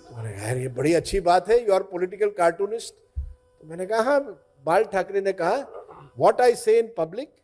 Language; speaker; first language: Hindi; non-native, local second language; Marathi